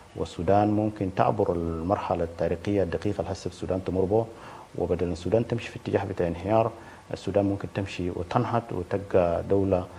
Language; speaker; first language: Arabic; native; Arabic